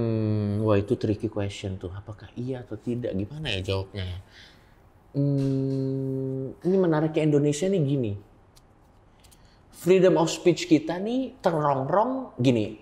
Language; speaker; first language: Indonesian; native; Indonesian